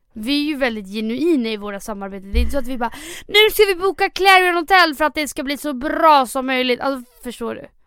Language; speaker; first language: Swedish; early bilingual, other home language; Spanish